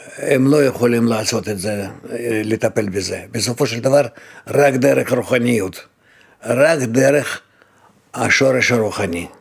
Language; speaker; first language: Hebrew; non-native, fluent; Russian